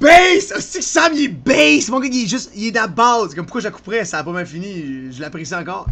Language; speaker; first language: French; native; French